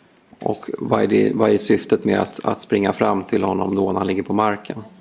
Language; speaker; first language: Swedish; native; Swedish